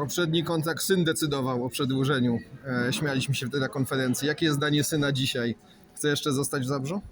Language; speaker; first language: Polish; native; Polish